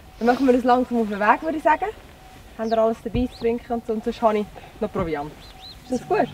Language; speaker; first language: German; early bilingual, other home language; Portuguese